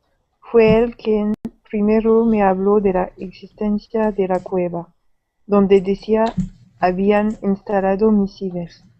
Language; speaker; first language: Spanish; non-native, learner; French